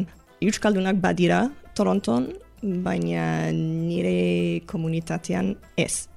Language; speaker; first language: Basque; non-native, fluent; English